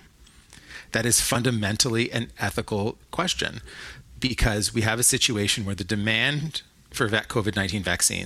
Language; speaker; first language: English; native; English